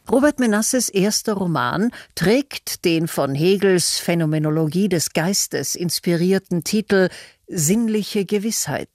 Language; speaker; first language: German; native; German